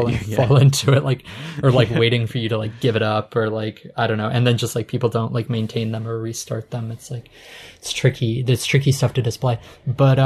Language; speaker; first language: English; native; English